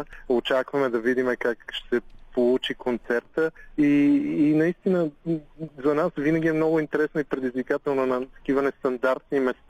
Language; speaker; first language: Bulgarian; native; Bulgarian